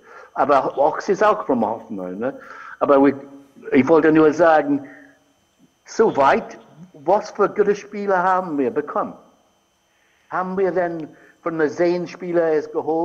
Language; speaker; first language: German; non-native, fluent; English